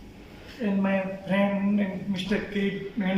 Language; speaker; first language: English; non-native, learner; Gujarati